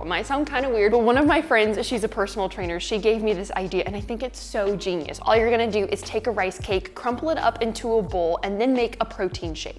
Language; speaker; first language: English; native; English